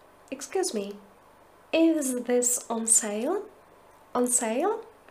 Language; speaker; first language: English; non-native, fluent; Polish